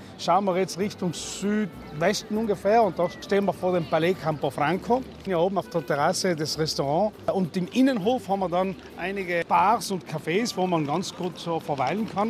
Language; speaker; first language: German; native; German